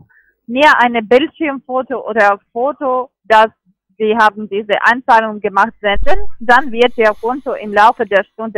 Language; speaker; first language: German; non-native, learner; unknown